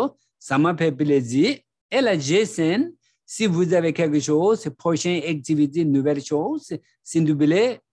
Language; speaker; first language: French; non-native, learner; Tibetan